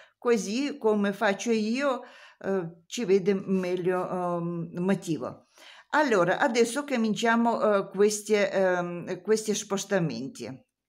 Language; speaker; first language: Italian; non-native, learner; Russian